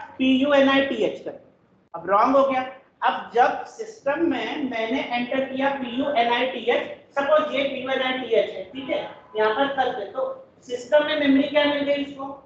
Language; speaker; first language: Hindi; non-native, local second language; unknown